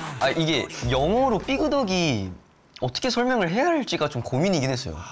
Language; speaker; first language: Korean; early bilingual, heritage; Korean